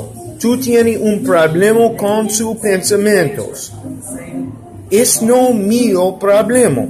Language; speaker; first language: Spanish; non-native, learner; English